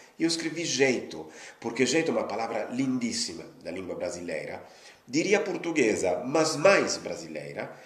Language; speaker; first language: Portuguese; non-native, fluent; Italian